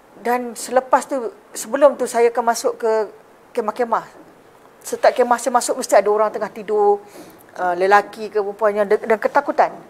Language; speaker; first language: Malay; native; Malay